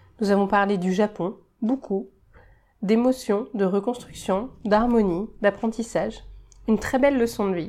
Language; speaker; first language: French; native; French